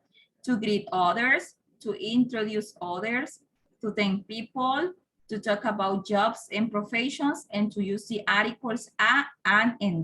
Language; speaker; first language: English; non-native, fluent; Spanish